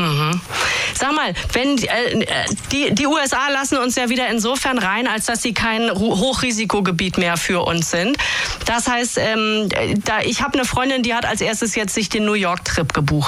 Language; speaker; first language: German; native; German